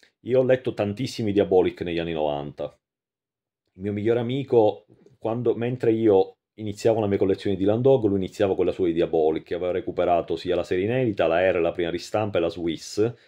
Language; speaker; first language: Italian; native; Italian